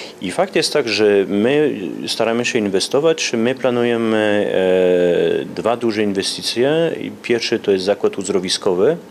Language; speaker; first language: Polish; early bilingual, heritage; Polish